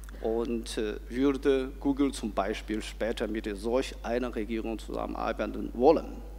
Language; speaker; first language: German; non-native, fluent; Chinese